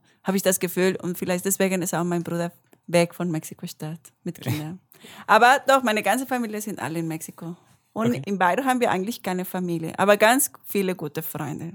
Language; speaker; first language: German; non-native, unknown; Spanish